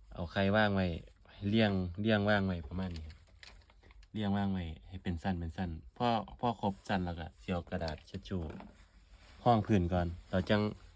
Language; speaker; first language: Thai; native; Thai